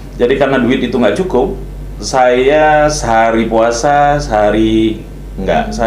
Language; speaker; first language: Indonesian; non-native, local second language; Minangkabau